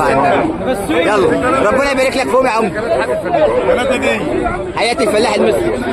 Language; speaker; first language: Arabic; native; Arabic